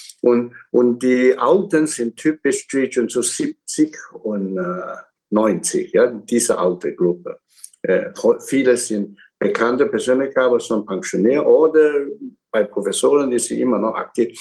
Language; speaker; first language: German; non-native, fluent; Chinese